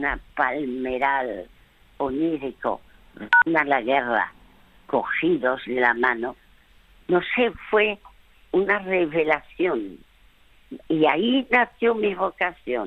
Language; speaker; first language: Spanish; early bilingual, other home language; French